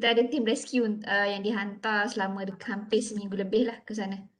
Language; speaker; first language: Malay; native; Malay